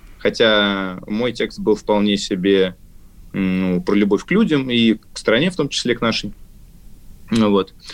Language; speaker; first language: Russian; native; Russian